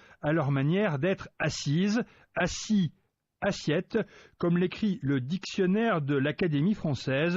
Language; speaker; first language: French; native; French